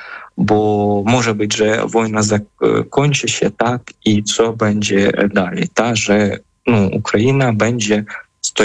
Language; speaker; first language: Polish; non-native, fluent; Ukrainian